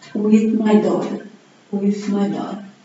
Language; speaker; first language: English; non-native, learner; Portuguese